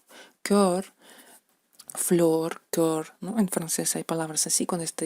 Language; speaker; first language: Spanish; non-native, fluent; Russian